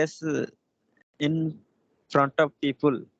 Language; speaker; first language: English; non-native, learner; Hindi